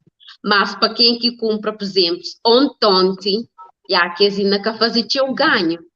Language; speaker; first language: Portuguese; non-native, learner; Kabuverdianu